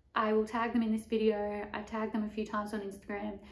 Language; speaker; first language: English; native; English